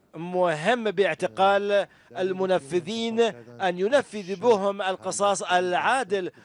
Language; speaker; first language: Arabic; non-native, fluent; Persian